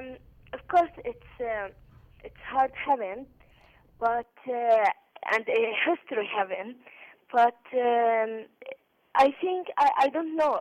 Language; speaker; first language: English; non-native, learner; Arabic